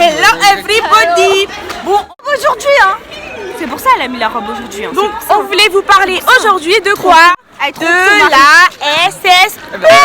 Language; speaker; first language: French; native; French